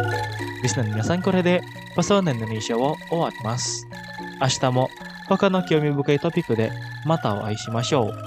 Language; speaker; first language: Japanese; non-native, fluent; Indonesian